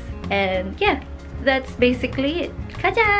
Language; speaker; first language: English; non-native, local second language; Filipino